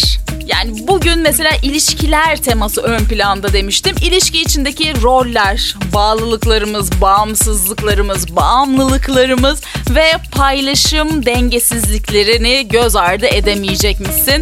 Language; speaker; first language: Turkish; native; Turkish